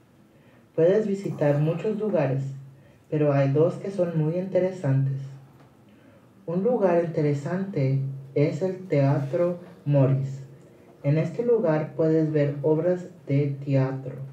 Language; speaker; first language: Spanish; non-native, learner; English